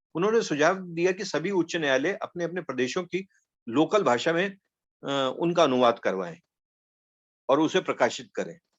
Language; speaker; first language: Hindi; non-native, local second language; Punjabi